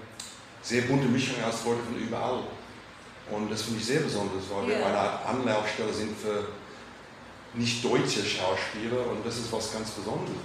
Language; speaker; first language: German; non-native, fluent; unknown